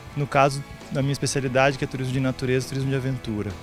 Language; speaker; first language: Portuguese; native; Portuguese